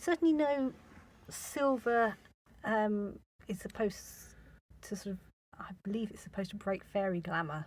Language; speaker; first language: English; native; English